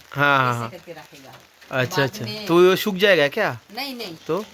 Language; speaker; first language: Hindi; non-native, local second language; Bangla